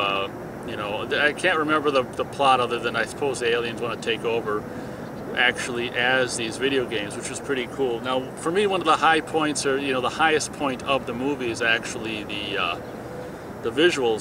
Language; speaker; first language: English; native; English